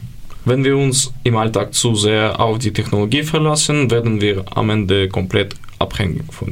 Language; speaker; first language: German; non-native, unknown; Ukrainian